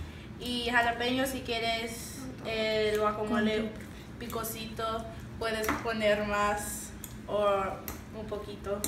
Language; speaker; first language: Spanish; non-native, learner; English